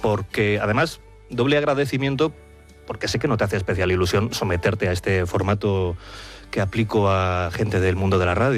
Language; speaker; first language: Spanish; native; Spanish